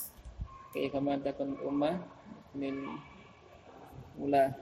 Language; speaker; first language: Arabic; non-native, fluent; Indonesian